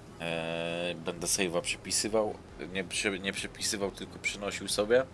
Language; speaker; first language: Polish; native; Polish